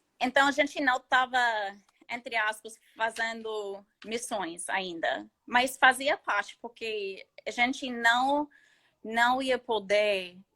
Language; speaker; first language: Portuguese; non-native, fluent; English